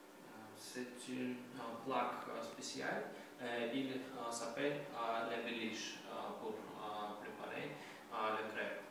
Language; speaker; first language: French; non-native, learner; Russian